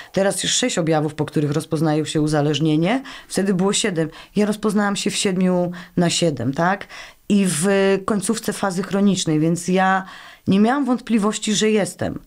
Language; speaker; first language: Polish; native; Polish